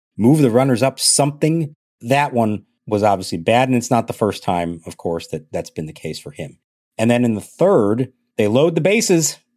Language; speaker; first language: English; native; English